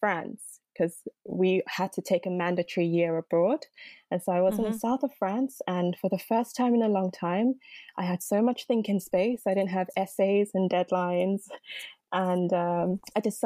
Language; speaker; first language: English; non-native, local second language; Yoruba